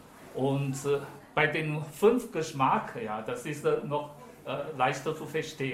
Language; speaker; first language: German; non-native, fluent; Chinese